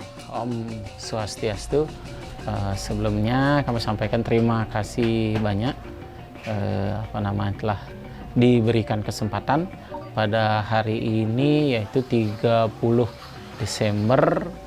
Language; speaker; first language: Indonesian; native; Indonesian